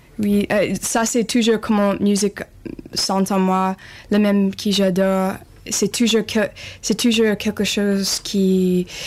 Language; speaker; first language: French; non-native, learner; English